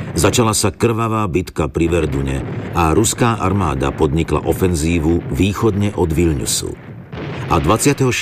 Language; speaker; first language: Slovak; native; Slovak